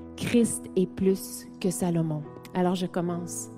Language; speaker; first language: French; native; French